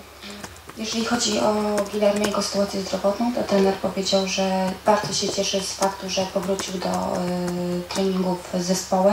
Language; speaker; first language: Polish; native; Polish